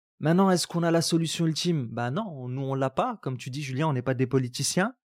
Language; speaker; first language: French; non-native, local second language; Arabic